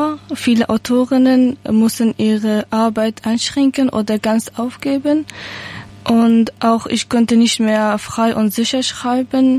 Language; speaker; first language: German; non-native, learner; Persian